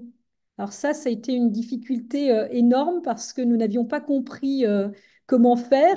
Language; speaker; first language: French; native; French